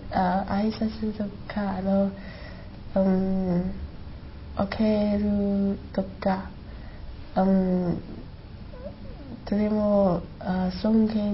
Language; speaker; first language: Japanese; non-native, learner; Chinese